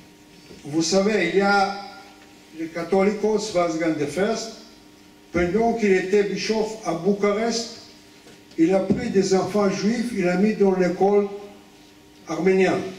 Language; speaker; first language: French; non-native, fluent; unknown